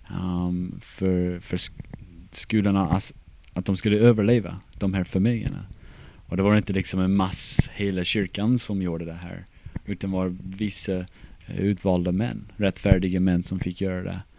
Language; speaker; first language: Swedish; non-native, fluent; English